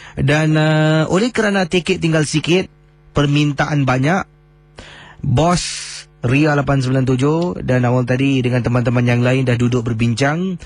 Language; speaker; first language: Malay; native; Malay